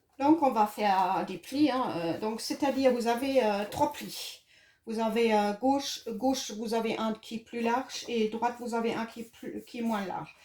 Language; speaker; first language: French; non-native, fluent; German